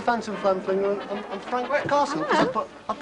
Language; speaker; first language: English; native; English